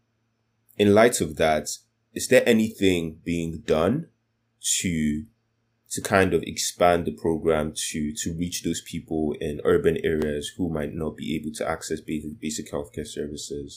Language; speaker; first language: English; non-native, local second language; Yoruba